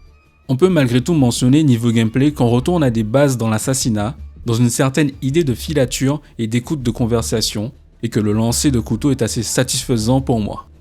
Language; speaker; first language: French; native; French